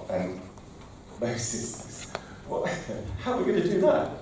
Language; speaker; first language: English; native; English